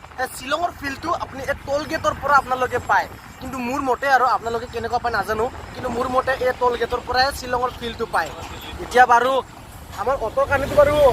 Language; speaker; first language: Assamese; non-native, local second language; Karbi